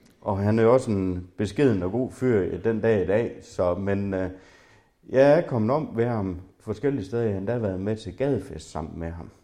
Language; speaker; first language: Danish; native; Danish